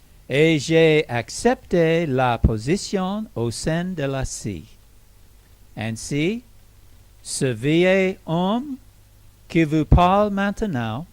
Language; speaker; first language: French; non-native, learner; English